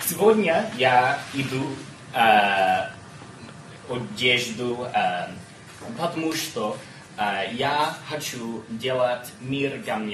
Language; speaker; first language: Russian; non-native, learner; English